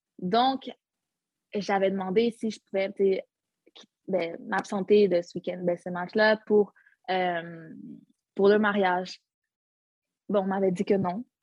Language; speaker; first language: French; early bilingual, other home language; Arabic